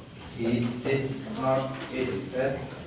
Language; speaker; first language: English; non-native, learner; Shan